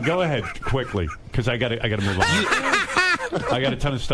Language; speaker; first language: English; native; English